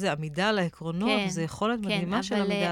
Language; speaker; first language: Hebrew; native; Hebrew